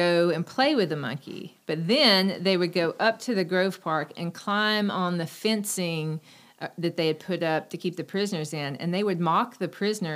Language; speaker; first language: English; native; English